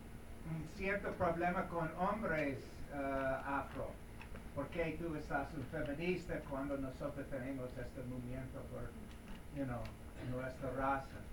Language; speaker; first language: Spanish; non-native, learner; English